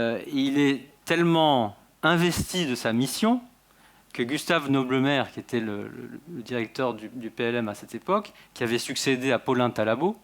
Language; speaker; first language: French; native; French